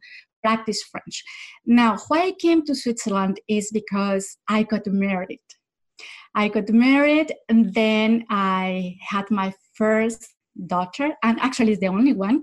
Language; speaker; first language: English; non-native, fluent; Spanish